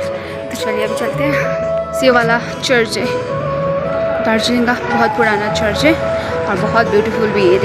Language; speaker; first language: Hindi; non-native, local second language; Nepali